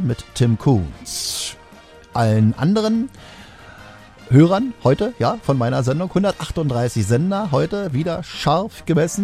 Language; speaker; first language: German; native; German